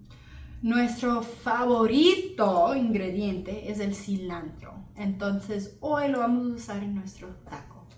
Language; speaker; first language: Spanish; early bilingual, heritage; Spanish